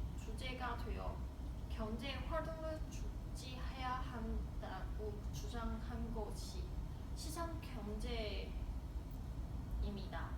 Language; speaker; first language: Korean; non-native, learner; Chinese